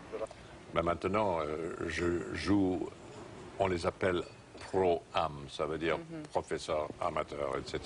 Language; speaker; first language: French; non-native, fluent; English